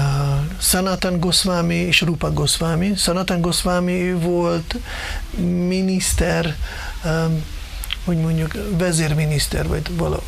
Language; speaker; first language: Hungarian; non-native, fluent; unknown